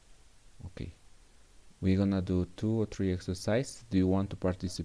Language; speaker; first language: English; non-native, fluent; Spanish